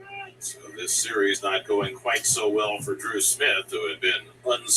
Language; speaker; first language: English; native; English